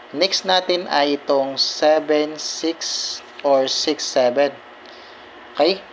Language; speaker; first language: Filipino; non-native, local second language; Cebuano